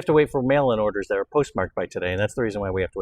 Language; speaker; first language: English; native; English